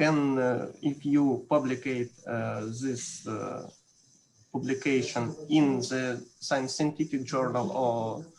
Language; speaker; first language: English; non-native, learner; Russian